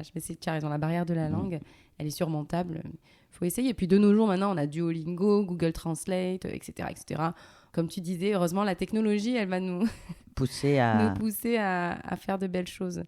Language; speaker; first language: French; early bilingual, other home language; Arabic